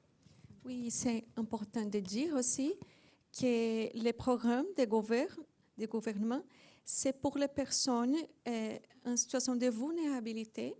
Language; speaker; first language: French; non-native, fluent; Portuguese